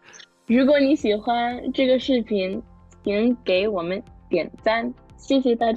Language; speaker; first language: Chinese; early bilingual, other home language; English